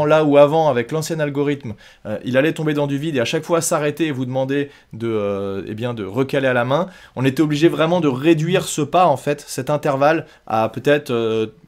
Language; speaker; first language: French; native; French